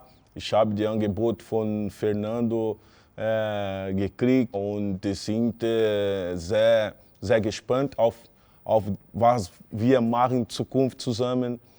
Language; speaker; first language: German; non-native, fluent; Portuguese